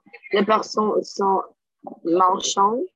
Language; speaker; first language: French; non-native, learner; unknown